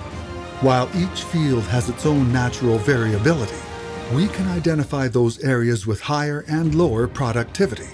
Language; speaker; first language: English; native; English